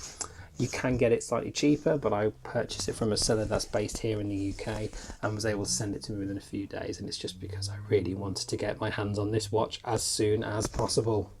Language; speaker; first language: English; native; English